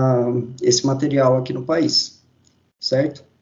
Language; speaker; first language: Portuguese; native; Portuguese